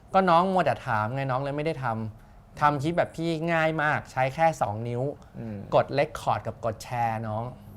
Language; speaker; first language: Thai; native; Thai